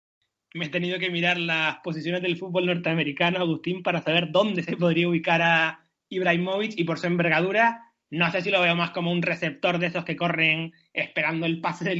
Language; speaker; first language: Spanish; native; Spanish